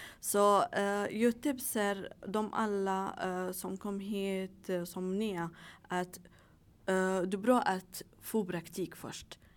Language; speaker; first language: Swedish; non-native, fluent; Arabic